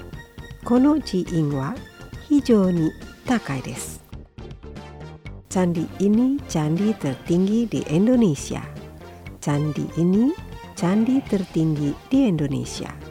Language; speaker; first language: Japanese; non-native, fluent; Indonesian